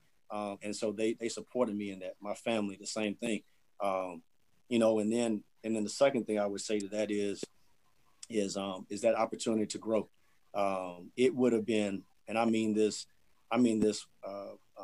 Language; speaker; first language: English; native; English